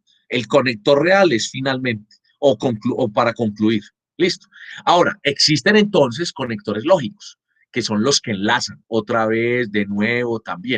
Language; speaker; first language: Spanish; native; Spanish